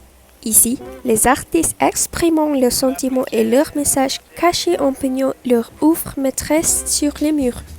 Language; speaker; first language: French; non-native, learner; Malay